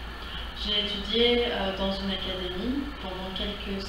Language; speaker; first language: French; non-native, learner; Korean